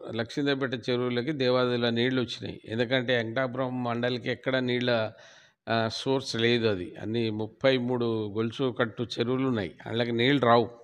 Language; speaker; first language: Telugu; non-native, local second language; Lambadi